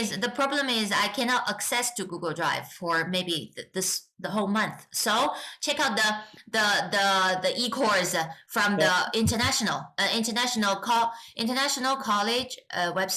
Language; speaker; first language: English; non-native, fluent; Chinese